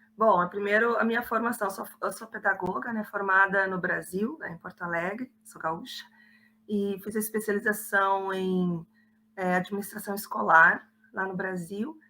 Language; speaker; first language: Portuguese; native; Portuguese